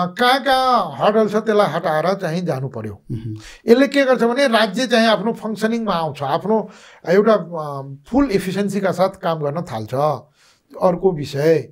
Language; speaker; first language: Nepali; non-native, local second language; Maithili